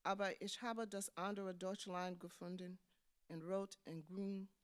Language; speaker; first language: German; non-native, fluent; English